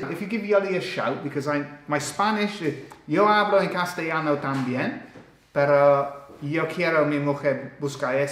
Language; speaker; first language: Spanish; non-native, learner; English